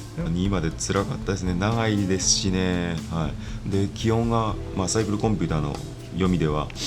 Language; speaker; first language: Japanese; native; Japanese